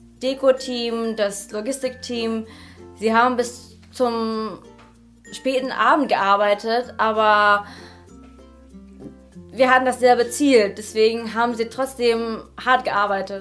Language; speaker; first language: German; non-native, fluent; Indonesian